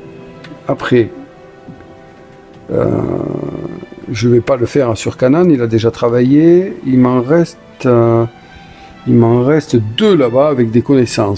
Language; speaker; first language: French; native; French